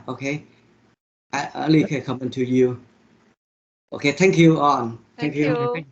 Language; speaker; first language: English; non-native, learner; Vietnamese